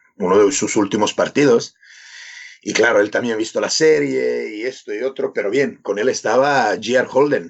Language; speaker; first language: Spanish; non-native, fluent; Serbian